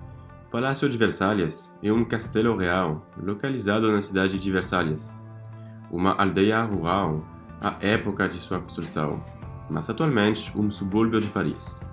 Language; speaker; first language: Portuguese; non-native, fluent; French